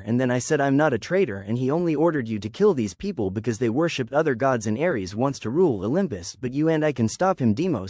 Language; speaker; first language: English; native; English